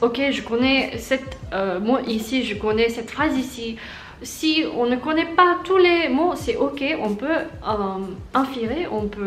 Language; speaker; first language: French; non-native, learner; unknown